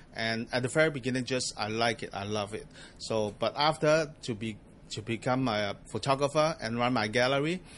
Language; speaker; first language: English; non-native, local second language; Cantonese